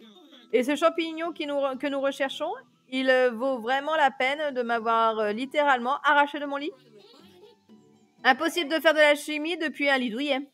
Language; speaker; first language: French; native; French